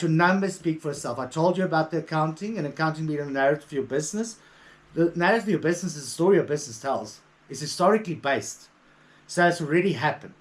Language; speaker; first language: English; native; English